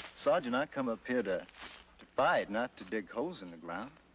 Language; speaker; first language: English; native; English